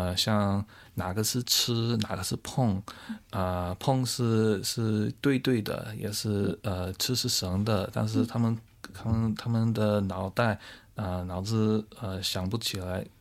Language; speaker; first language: Chinese; early bilingual, heritage; Chinese